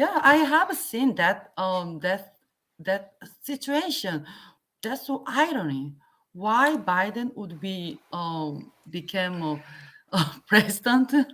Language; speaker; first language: English; non-native, learner; Korean